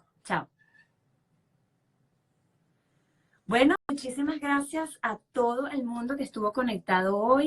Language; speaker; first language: Spanish; native; Spanish